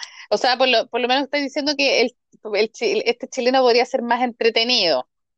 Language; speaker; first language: Spanish; native; Spanish